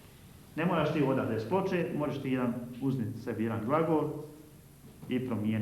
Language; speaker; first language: Bosnian; native; Bosnian